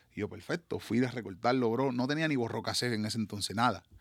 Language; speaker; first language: Spanish; native; Spanish